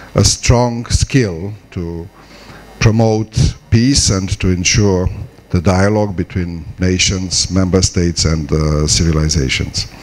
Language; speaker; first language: English; non-native, fluent; Romanian